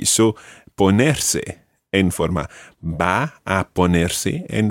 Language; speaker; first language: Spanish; non-native, fluent; English